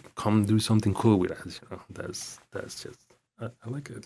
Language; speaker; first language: English; non-native, fluent; Spanish